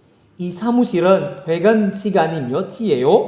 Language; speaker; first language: Korean; non-native, fluent; Indonesian